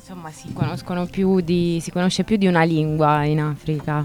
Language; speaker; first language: Italian; native; Italian